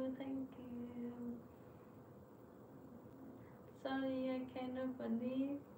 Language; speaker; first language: English; non-native, learner; Vietnamese